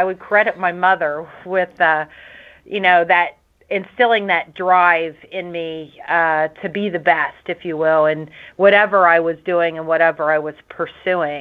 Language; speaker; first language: English; native; English